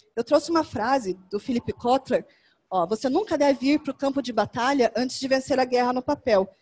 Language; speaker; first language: Portuguese; native; Portuguese